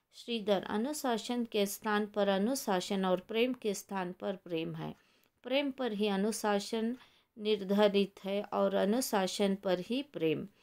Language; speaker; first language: Hindi; non-native, local second language; Kannada